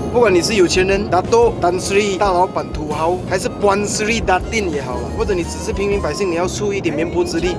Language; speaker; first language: Chinese; native; Chinese